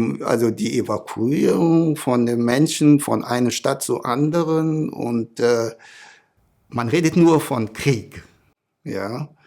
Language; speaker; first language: German; non-native, fluent; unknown